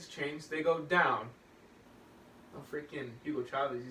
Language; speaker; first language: English; native; English